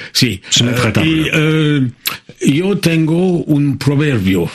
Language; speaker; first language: Spanish; non-native, fluent; French